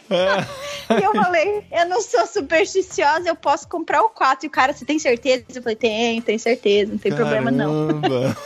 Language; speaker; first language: Portuguese; native; Portuguese